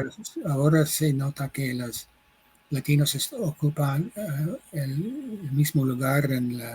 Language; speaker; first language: Spanish; non-native, fluent; English